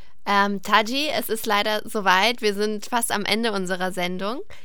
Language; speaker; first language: German; native; German